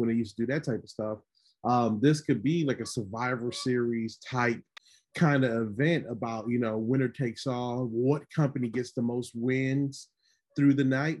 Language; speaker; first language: English; native; English